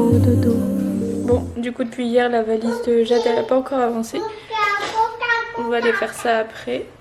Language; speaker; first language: French; native; French